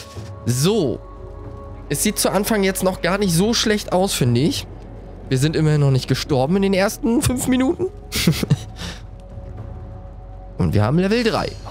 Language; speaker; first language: German; native; German